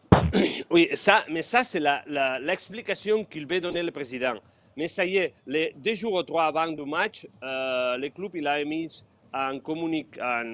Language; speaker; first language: French; non-native, fluent; Spanish